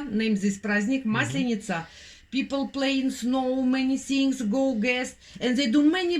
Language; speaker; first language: English; non-native, learner; Russian